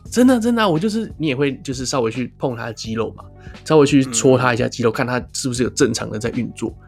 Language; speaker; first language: Chinese; native; Chinese